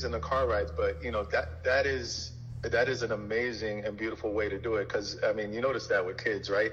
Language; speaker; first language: English; early bilingual, other home language; Haitian Creole